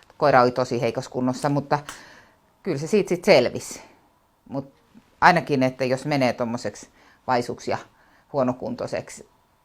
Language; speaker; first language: Finnish; native; Finnish